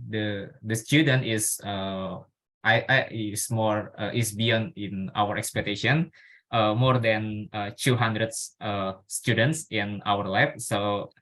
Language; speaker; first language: English; non-native, learner; Indonesian